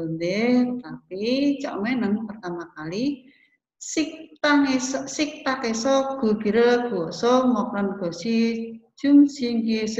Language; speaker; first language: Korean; non-native, learner; Indonesian